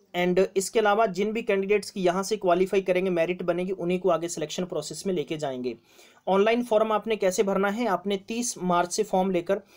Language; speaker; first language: Hindi; non-native, local second language; Punjabi